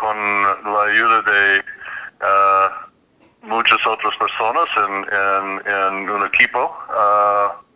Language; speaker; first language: Spanish; non-native, fluent; English